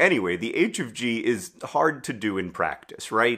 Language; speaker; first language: English; native; English